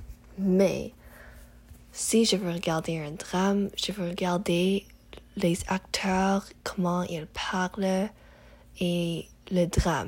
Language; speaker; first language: French; non-native, learner; English